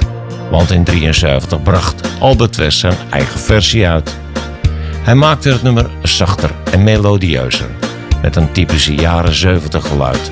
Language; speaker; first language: Dutch; native; Dutch